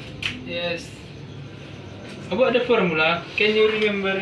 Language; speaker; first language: English; non-native, learner; Indonesian